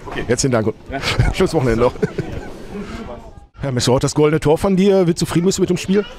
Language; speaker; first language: German; native; German